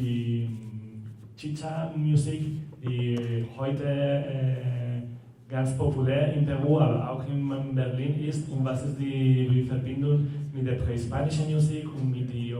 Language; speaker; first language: German; non-native, learner; Spanish